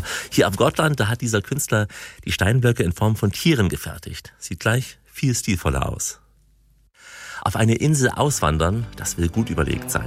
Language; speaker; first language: German; native; German